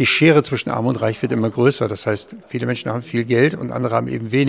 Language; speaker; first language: German; native; German